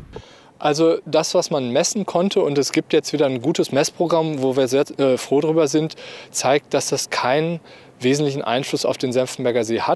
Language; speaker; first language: German; native; German